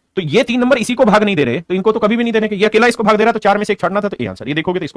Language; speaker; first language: Hindi; native; Hindi